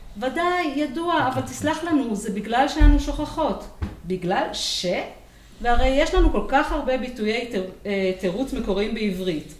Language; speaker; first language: Hebrew; native; Hebrew